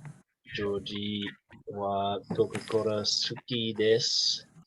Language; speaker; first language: Japanese; non-native, learner; English